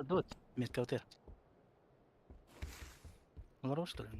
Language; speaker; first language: Russian; non-native, local second language; Yakut